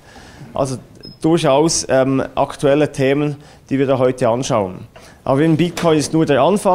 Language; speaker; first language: German; native; German